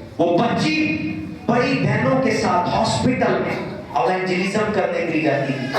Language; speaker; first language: Urdu; non-native, local second language; Punjabi